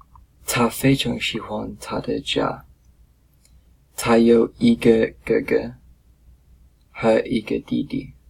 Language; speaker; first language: Chinese; non-native, learner; English